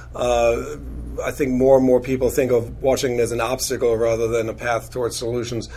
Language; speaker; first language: English; non-native, fluent; German